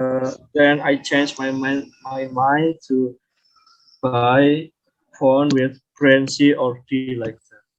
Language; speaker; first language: English; non-native, learner; Indonesian